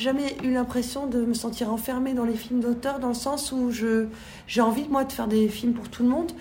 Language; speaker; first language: French; native; French